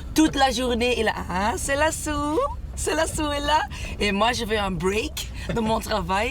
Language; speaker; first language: French; non-native, local second language; Dutch